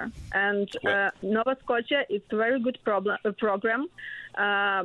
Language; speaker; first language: English; non-native, learner; Ukrainian